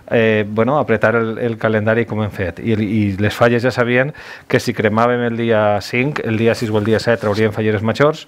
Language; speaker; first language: Catalan; native; Catalan